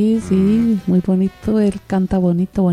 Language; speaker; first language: Spanish; native; Spanish